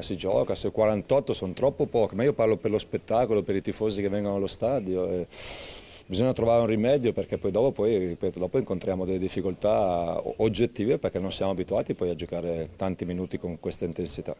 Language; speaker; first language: Italian; native; Italian